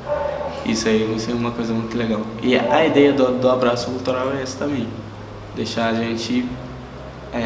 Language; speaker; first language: Portuguese; non-native, learner; Arabic